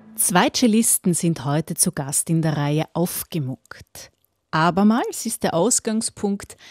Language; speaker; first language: German; native; German